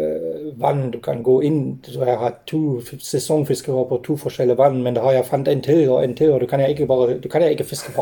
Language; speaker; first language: Norwegian; non-native, fluent; German